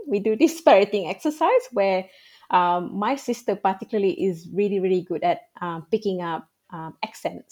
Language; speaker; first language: English; non-native, local second language; Malay